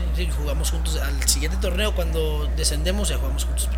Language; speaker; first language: Spanish; early bilingual, heritage; Spanish